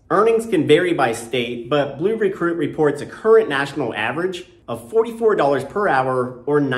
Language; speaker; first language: English; native; English